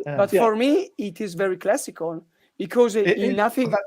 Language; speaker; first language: English; non-native, learner; Italian